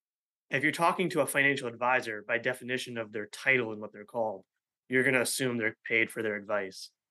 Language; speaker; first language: English; native; English